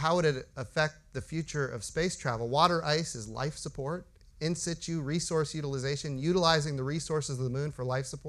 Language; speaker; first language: English; native; English